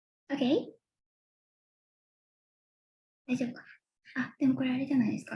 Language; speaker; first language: Japanese; native; Japanese